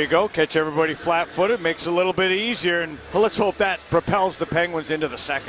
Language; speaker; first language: English; native; English